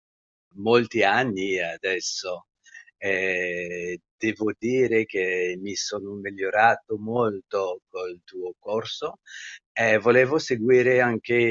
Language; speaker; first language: Italian; non-native, learner; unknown